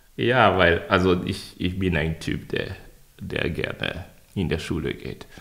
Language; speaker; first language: German; non-native, fluent; French